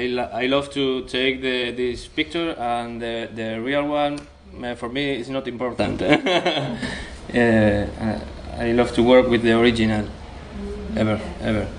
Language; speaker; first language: English; non-native, learner; Spanish